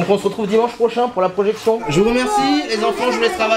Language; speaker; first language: French; native; French